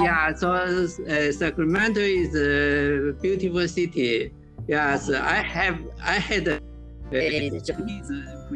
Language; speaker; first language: English; non-native, learner; Chinese